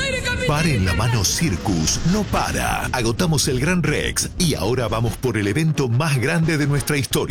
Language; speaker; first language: Spanish; native; Spanish